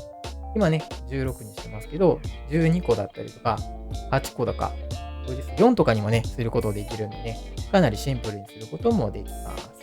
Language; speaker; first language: Japanese; native; Japanese